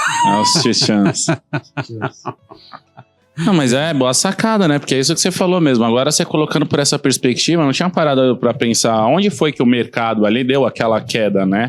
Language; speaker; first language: Portuguese; native; Portuguese